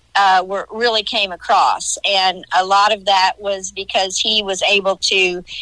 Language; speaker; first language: English; native; English